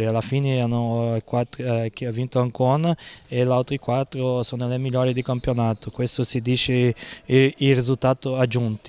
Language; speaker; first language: Italian; non-native, fluent; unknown